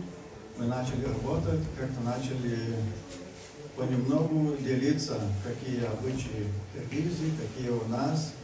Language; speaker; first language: Russian; non-native, fluent; Lithuanian